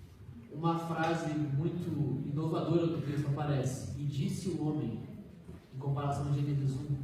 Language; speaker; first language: Portuguese; native; Portuguese